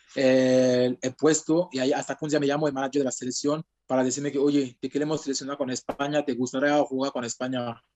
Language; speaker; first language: Spanish; non-native, fluent; French